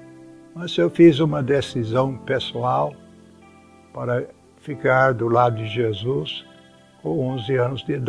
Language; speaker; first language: Portuguese; non-native, fluent; English